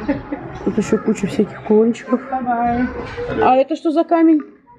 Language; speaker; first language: Russian; native; Russian